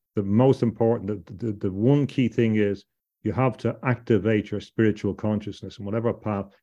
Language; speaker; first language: English; native; English